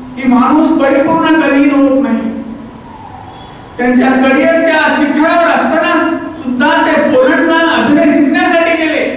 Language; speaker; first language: Marathi; native; Marathi